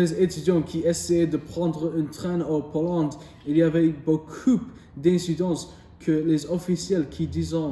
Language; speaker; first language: French; non-native, learner; English